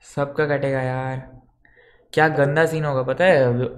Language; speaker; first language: Hindi; non-native, local second language; Bangla